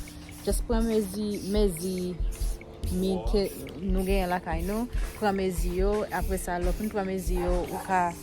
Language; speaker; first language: Haitian Creole; early bilingual, heritage; Haitian Creole